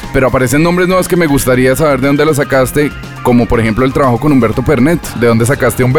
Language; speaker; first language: Spanish; native; Spanish